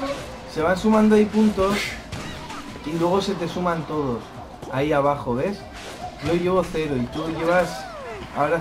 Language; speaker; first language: Spanish; native; Spanish